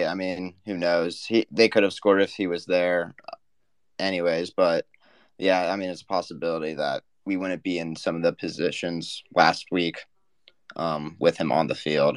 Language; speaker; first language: English; native; English